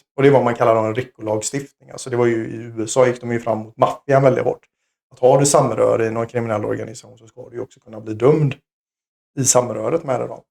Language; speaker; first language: Swedish; native; Swedish